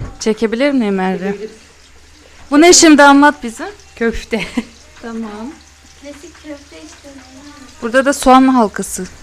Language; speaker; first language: Turkish; non-native, fluent; Russian